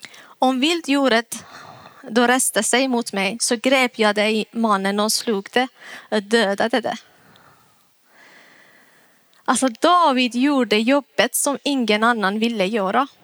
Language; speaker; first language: Swedish; non-native, fluent; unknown